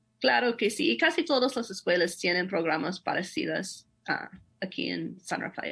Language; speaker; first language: Spanish; non-native, fluent; English